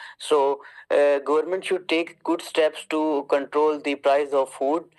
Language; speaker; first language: English; non-native, learner; Urdu